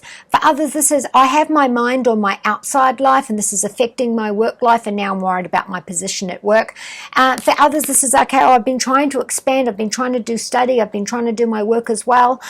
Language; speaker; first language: English; native; English